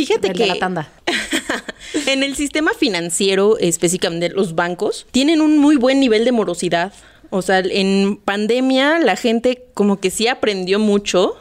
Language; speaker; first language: Spanish; native; Spanish